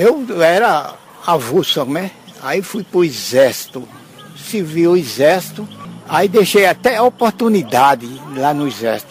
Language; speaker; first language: Portuguese; native; Portuguese